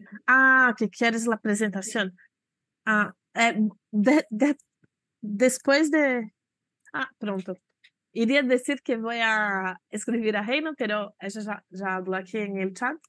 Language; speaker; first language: Spanish; non-native, fluent; Portuguese